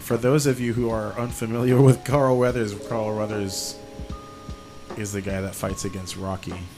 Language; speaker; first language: English; early bilingual, other home language; Spanish